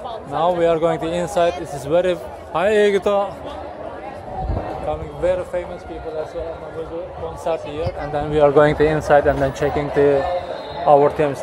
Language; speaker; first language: English; non-native, learner; Turkish